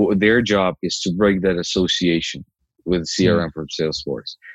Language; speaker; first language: English; non-native, fluent; Ukrainian